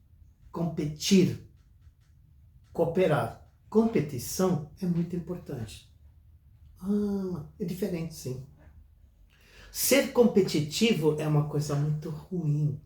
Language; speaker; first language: Portuguese; non-native, fluent; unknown